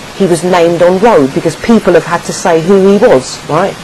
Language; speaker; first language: English; native; English